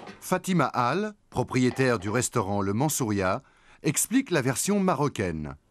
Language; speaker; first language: French; native; French